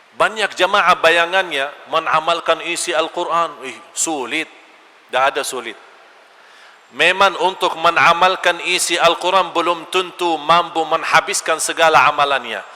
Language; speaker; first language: Malay; non-native, fluent; Arabic